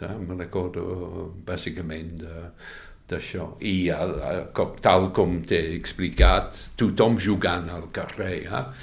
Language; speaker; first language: Catalan; non-native, fluent; English